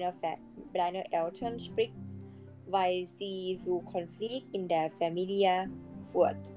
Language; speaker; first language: German; non-native, learner; Thai